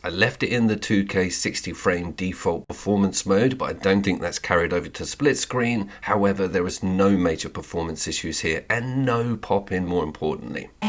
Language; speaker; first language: English; native; English